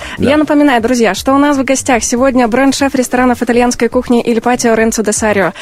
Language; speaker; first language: Russian; native; Russian